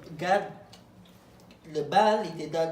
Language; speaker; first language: French; non-native, learner; Arabic